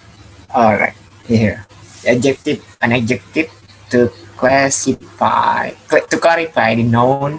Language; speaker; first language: English; non-native, learner; Indonesian